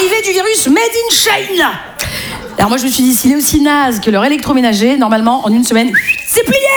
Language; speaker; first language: French; native; French